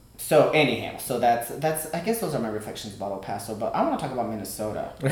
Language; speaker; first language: English; early bilingual, other home language; Spanish